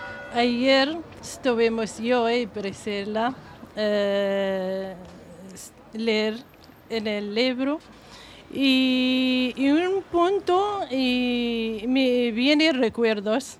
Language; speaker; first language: Spanish; non-native, learner; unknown